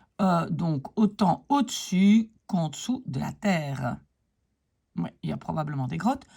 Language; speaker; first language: French; native; French